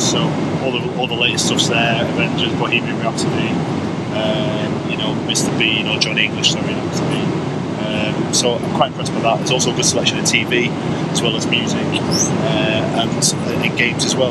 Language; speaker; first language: English; native; English